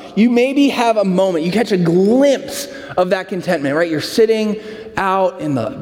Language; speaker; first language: English; native; English